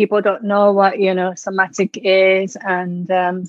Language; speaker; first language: English; non-native, fluent; Japanese